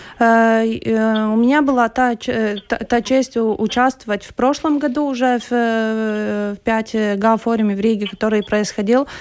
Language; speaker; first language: Russian; non-native, local second language; Latvian